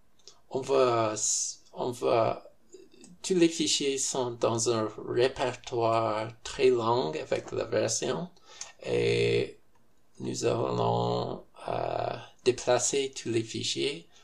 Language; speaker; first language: French; non-native, fluent; English